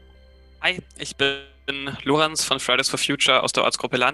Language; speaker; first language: German; native; German